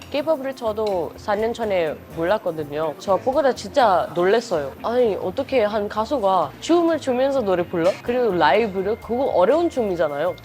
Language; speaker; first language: Korean; non-native, fluent; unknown